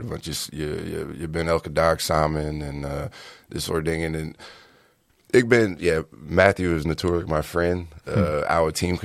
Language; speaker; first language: Dutch; non-native, learner; English